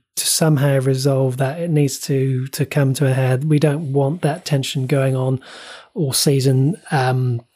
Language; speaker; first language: English; native; English